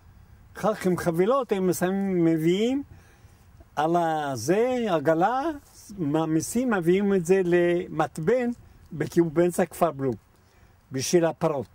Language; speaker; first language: Hebrew; non-native, fluent; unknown